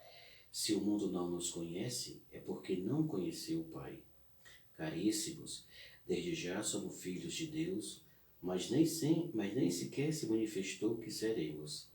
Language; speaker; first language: Portuguese; native; Portuguese